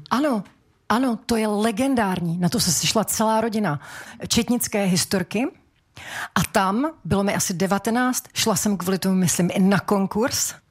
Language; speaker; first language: Czech; native; Czech